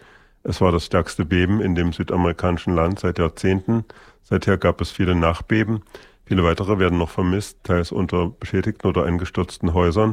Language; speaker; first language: German; native; German